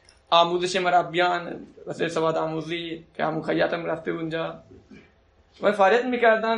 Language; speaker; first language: Persian; non-native, local second language; Baluchi